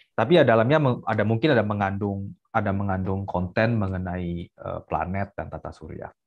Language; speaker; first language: Indonesian; native; Indonesian